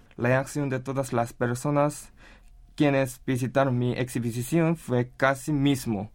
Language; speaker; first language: Spanish; non-native, learner; Korean